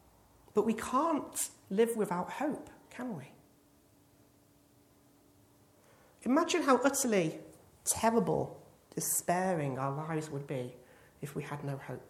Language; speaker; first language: English; native; English